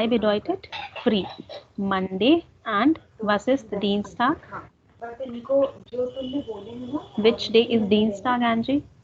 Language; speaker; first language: German; non-native, learner; Hindi